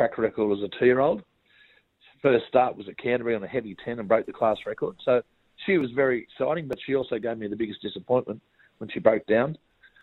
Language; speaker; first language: English; native; English